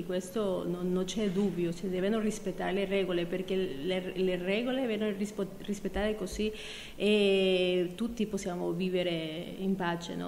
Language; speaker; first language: Italian; non-native, fluent; Spanish